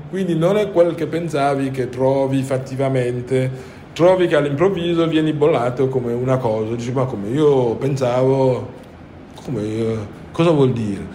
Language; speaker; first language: Italian; non-native, fluent; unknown